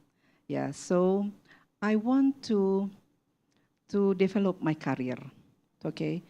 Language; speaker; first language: English; non-native, learner; Indonesian